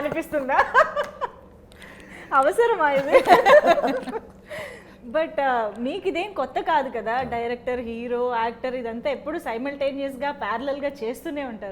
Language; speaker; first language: Telugu; native; Telugu